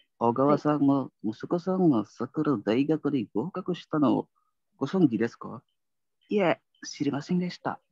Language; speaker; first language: Japanese; non-native, learner; Indonesian